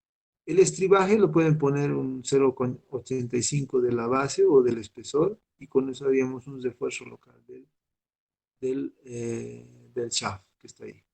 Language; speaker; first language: Spanish; native; Spanish